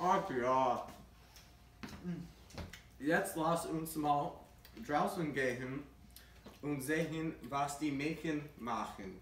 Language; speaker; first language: German; non-native, learner; English